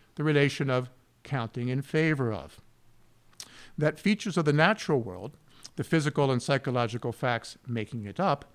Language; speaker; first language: English; native; English